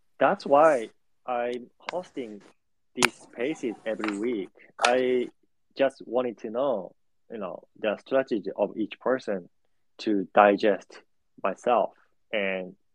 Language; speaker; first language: English; non-native, learner; Japanese